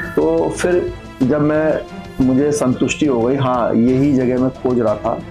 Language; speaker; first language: Hindi; native; Hindi